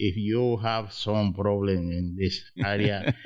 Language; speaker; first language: English; non-native, learner; Spanish